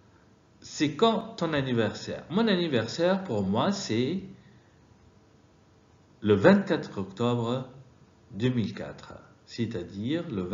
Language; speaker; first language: French; non-native, fluent; Arabic